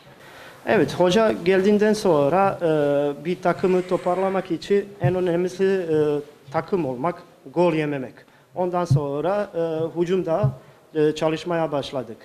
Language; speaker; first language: Turkish; non-native, fluent; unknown